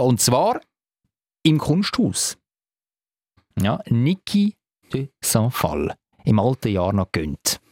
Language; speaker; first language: German; native; German